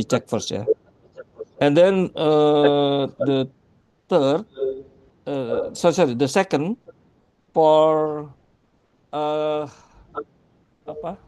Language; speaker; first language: English; non-native, learner; Indonesian